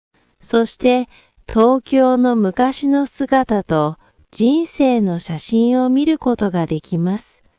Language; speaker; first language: Japanese; non-native, fluent; Korean